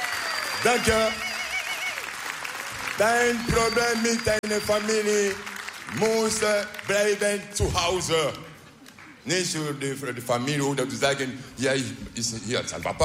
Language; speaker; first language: Dutch; non-native, learner; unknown